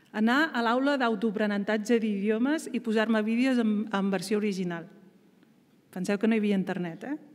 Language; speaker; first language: Catalan; early bilingual, other home language; Riffian